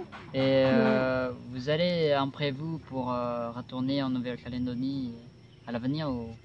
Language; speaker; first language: French; non-native, learner; Indonesian